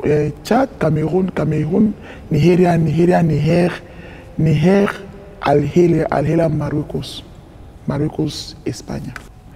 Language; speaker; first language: Spanish; non-native, learner; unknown